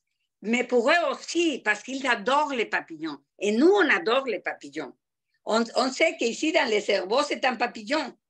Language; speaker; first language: French; non-native, fluent; Spanish